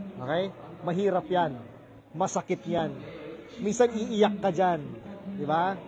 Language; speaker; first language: Filipino; native; Filipino